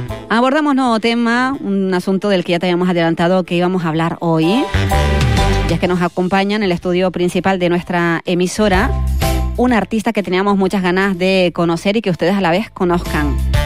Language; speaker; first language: Spanish; native; Spanish